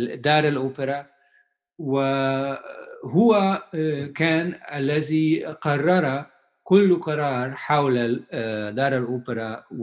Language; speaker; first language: Arabic; non-native, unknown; Hungarian